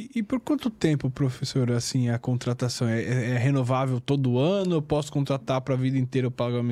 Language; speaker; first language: Portuguese; native; Portuguese